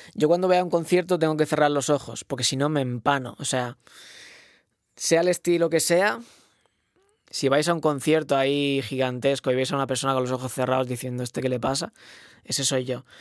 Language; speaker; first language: Spanish; non-native, local second language; Catalan